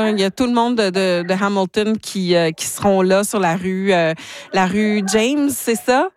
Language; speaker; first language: French; native; French